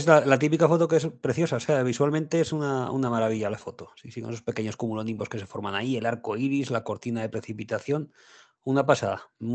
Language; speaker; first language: Spanish; native; Spanish